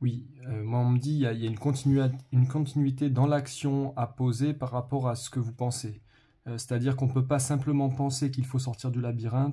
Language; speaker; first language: French; native; French